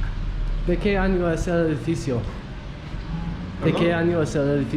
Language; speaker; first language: Spanish; non-native, learner; English